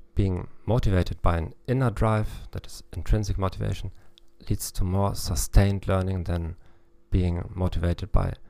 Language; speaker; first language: English; non-native, fluent; German